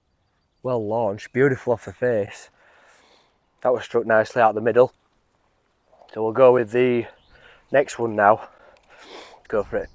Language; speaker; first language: English; native; English